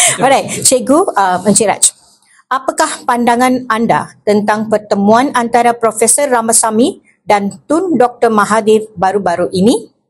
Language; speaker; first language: Malay; non-native, local second language; Tamil